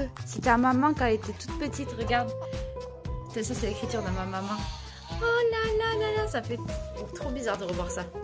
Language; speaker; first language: French; native; French